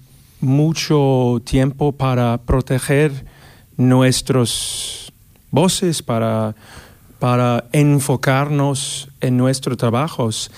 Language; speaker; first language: Spanish; non-native, learner; English